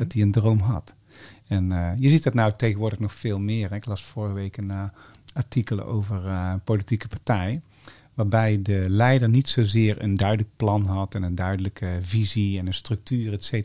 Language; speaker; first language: Dutch; native; Dutch